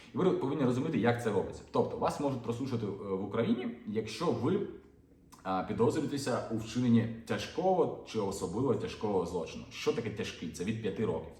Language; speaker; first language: Ukrainian; non-native, local second language; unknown